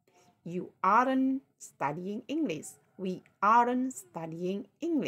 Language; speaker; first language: English; non-native, learner; Indonesian